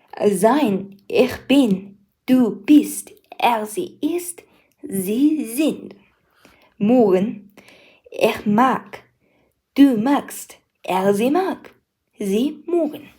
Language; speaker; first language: German; non-native, learner; Mongolian